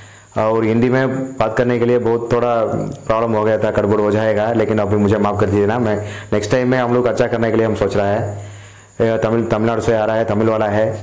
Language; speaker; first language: Hindi; non-native, local second language; Tamil